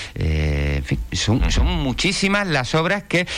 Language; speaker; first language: Spanish; native; Spanish